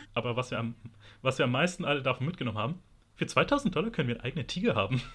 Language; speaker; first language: German; native; German